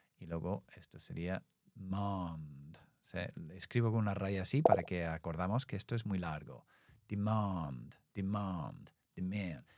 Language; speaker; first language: Spanish; non-native, fluent; English